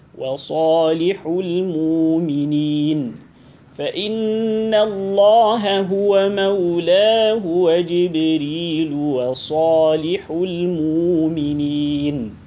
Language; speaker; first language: Arabic; non-native, fluent; Hausa